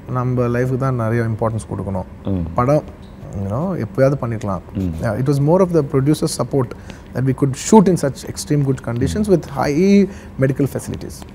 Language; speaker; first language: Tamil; non-native, local second language; Telugu